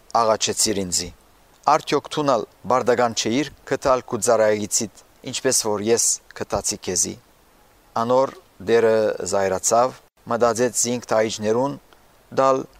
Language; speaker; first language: Armenian; early bilingual, heritage; Armenian